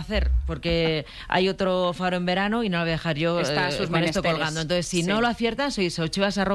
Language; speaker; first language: Spanish; native; Spanish